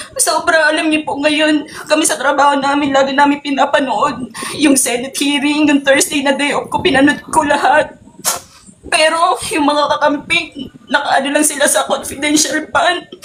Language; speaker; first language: Filipino; native; Filipino